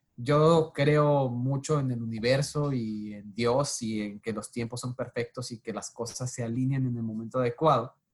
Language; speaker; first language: Spanish; native; Spanish